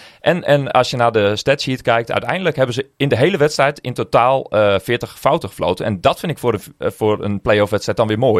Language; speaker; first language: Dutch; native; Dutch